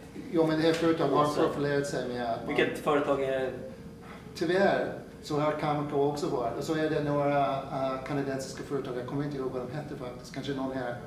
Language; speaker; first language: Swedish; non-native, fluent; English